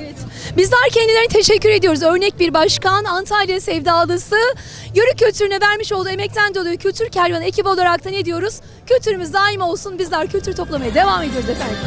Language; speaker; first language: Turkish; native; Turkish